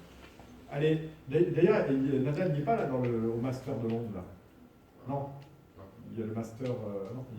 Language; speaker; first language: French; native; French